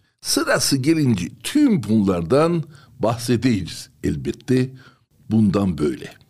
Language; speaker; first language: Turkish; non-native, local second language; Armenian